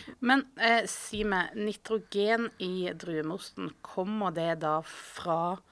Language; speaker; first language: Norwegian; native; Norwegian